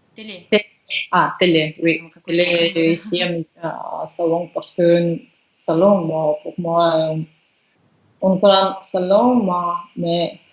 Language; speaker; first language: French; non-native, learner; Russian